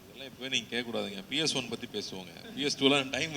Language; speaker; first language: Tamil; native; Tamil